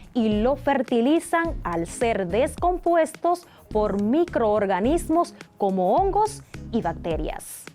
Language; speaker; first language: Spanish; native; Spanish